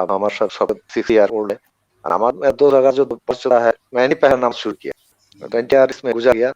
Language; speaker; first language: Hindi; non-native, learner; Bangla